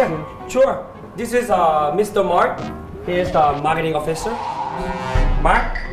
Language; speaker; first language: English; non-native, learner; Thai